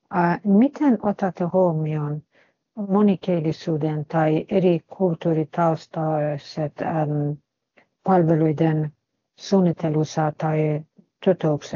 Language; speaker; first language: Finnish; non-native, fluent; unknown